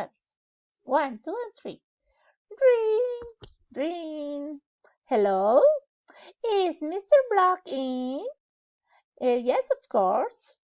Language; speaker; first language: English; non-native, learner; Spanish